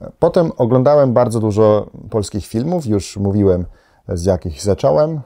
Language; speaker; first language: Polish; non-native, fluent; Slovenian